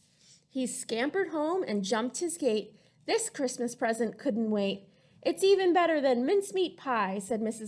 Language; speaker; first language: English; native; English